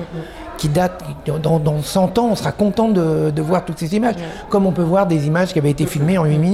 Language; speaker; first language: French; native; French